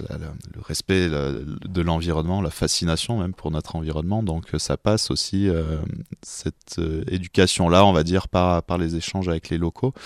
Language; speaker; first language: French; native; French